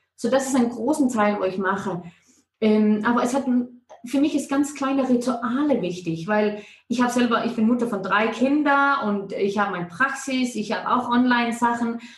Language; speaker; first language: German; non-native, fluent; Danish